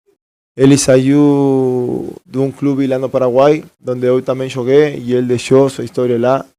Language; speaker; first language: Portuguese; non-native, fluent; Spanish